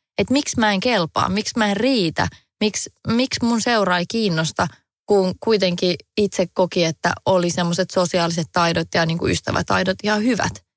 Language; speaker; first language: Finnish; native; Finnish